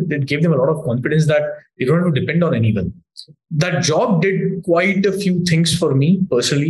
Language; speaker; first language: English; non-native, local second language; Hindi